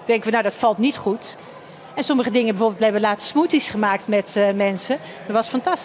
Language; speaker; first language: Dutch; native; Dutch